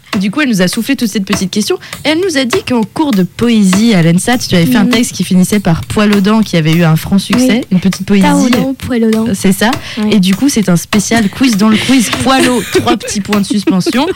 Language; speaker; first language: French; native; French